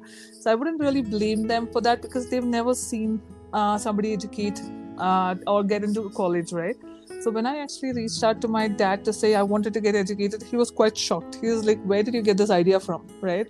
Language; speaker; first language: English; non-native, local second language; Urdu